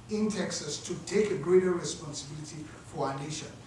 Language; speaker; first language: English; non-native, local second language; Yoruba